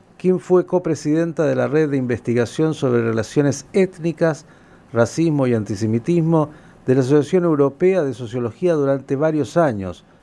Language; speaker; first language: Spanish; native; Spanish